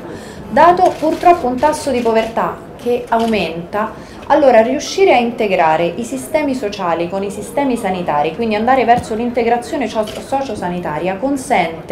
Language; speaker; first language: Italian; native; Italian